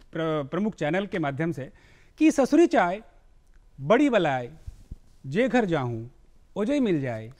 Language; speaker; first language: Hindi; non-native, local second language; Magahi